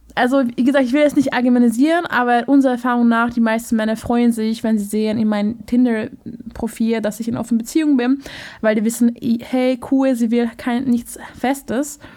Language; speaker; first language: German; non-native, fluent; Hungarian